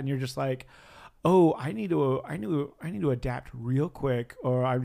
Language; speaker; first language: English; native; English